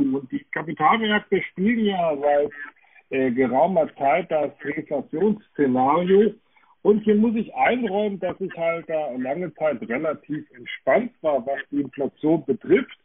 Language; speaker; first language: German; native; German